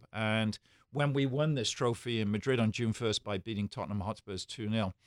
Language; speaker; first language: English; native; English